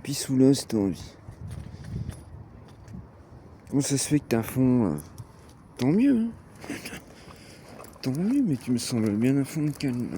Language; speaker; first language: French; native; French